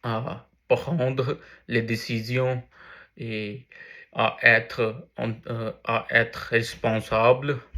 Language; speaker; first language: French; non-native, learner; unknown